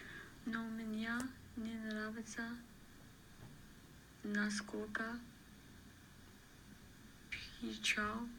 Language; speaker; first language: Russian; non-native, learner; English